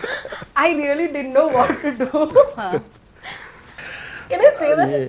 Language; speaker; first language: Telugu; non-native, learner; Malayalam